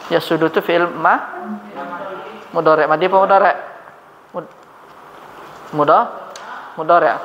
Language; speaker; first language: Arabic; non-native, fluent; Indonesian